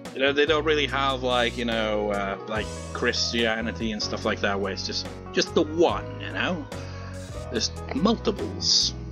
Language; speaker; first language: English; native; English